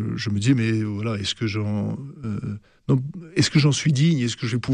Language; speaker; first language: French; native; French